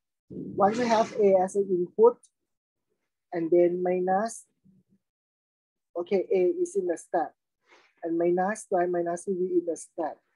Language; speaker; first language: English; non-native, fluent; Thai